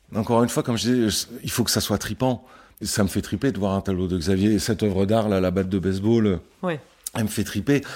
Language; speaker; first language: French; native; French